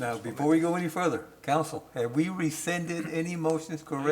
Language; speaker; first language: English; native; English